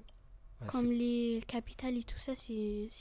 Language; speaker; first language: French; early bilingual, other home language; Arabic